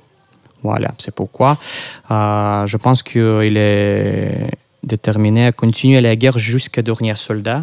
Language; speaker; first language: French; non-native, fluent; Russian